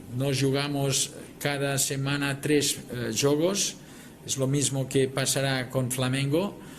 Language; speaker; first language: Spanish; non-native, local second language; Catalan